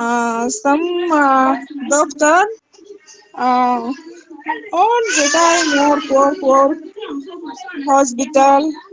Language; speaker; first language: English; non-native, learner; Arabic